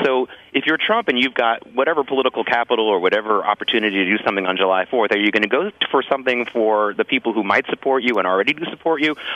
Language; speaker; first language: English; native; English